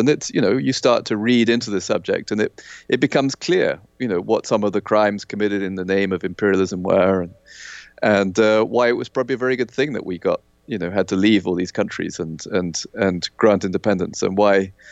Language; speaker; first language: English; native; English